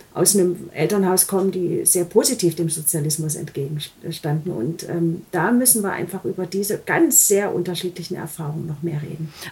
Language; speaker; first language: German; native; German